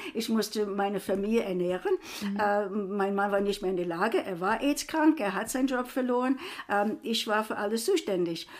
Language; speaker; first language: German; non-native, fluent; English